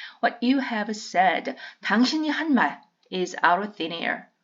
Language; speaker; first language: English; non-native, fluent; Korean